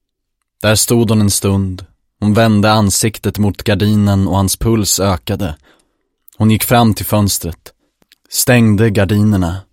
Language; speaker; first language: Swedish; native; Swedish